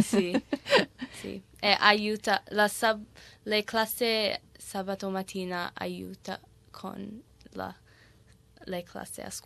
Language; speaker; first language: Italian; non-native, learner; English